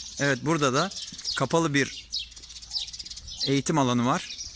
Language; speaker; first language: Turkish; native; Turkish